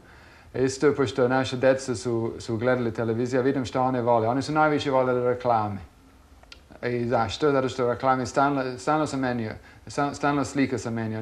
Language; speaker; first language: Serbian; non-native, fluent; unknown